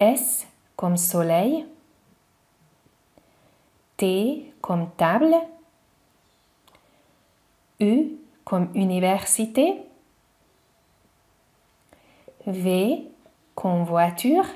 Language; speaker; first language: French; non-native, fluent; Hungarian